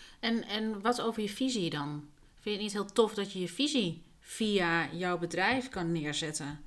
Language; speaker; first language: Dutch; native; Dutch